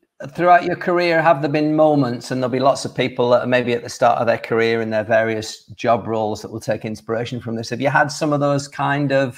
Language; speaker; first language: English; native; English